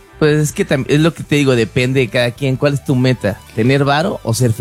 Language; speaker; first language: Spanish; native; Spanish